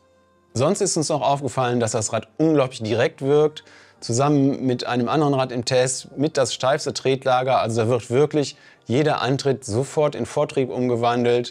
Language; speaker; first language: German; native; German